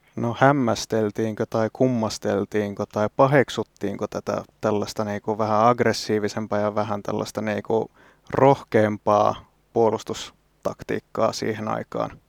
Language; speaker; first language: Finnish; native; Finnish